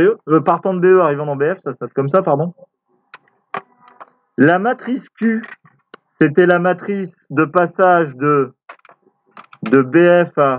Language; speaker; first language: French; native; French